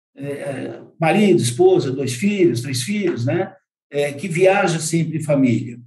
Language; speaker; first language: Portuguese; native; Portuguese